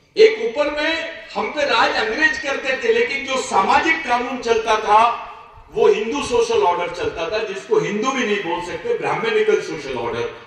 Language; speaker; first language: Hindi; non-native, local second language; Marathi